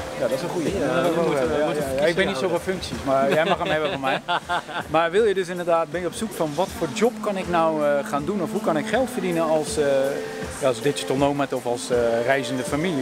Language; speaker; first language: Dutch; native; Dutch